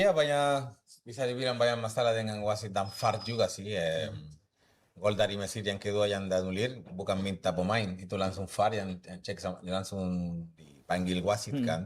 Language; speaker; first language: Indonesian; non-native, fluent; Spanish